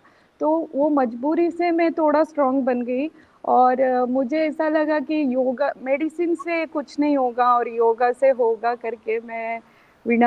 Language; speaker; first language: Hindi; non-native, local second language; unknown